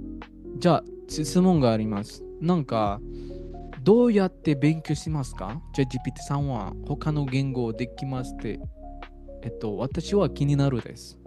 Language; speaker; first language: Japanese; non-native, learner; Indonesian